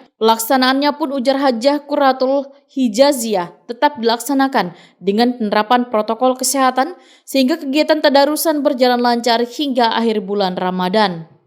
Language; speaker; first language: Indonesian; non-native, local second language; Banjar